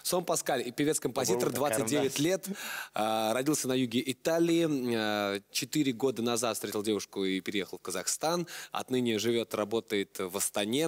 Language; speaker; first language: Russian; native; Russian